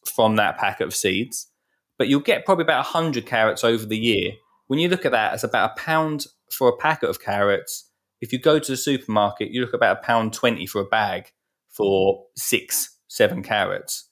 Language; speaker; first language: English; native; English